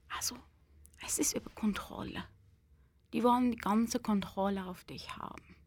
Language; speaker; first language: German; non-native, fluent; Persian